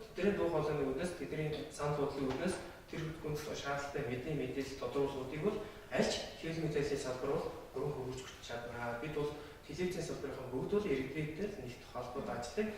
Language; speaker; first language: Mongolian; non-native, local second language; Kazakh